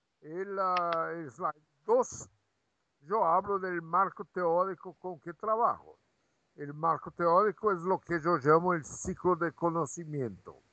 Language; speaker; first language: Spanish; non-native, fluent; Portuguese